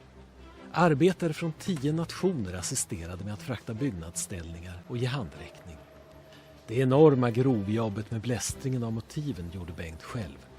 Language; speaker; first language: Swedish; native; Swedish